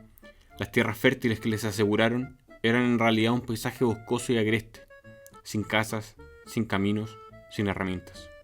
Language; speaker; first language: Spanish; native; Spanish